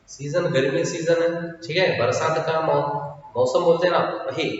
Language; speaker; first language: Hindi; non-native, local second language; Kannada